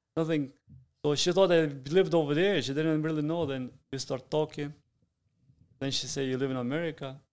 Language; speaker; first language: English; non-native, fluent; Italian